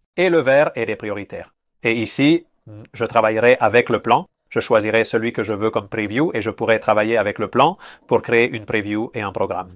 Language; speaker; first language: French; non-native, fluent; Spanish